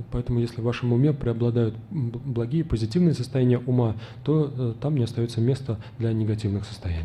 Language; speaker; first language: Russian; native; Russian